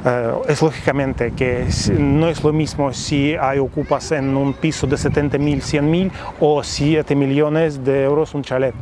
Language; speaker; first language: Spanish; non-native, fluent; Russian